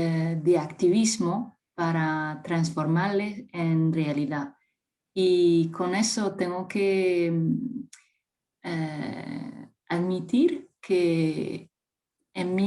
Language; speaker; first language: Spanish; non-native, fluent; French